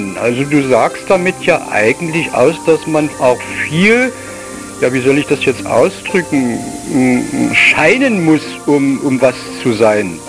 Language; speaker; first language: German; native; German